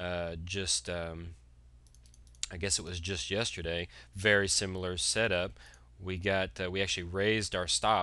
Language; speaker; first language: English; native; English